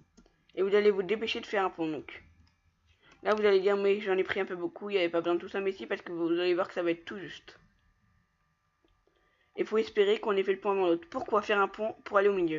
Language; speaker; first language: French; native; French